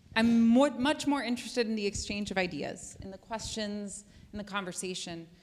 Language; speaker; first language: English; native; English